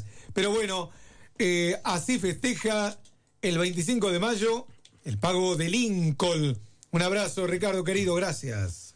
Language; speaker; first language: Spanish; native; Spanish